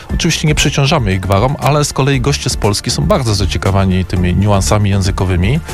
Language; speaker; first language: Polish; native; Polish